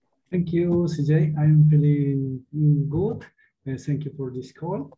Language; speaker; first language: English; non-native, learner; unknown